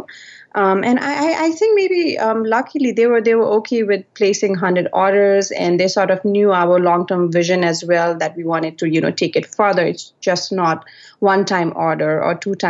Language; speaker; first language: English; non-native, local second language; Nepali